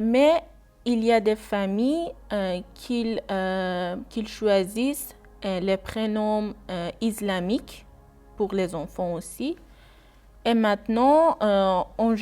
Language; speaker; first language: French; non-native, learner; Persian